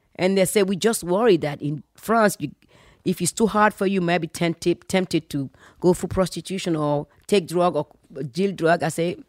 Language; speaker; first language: English; non-native, fluent; Fon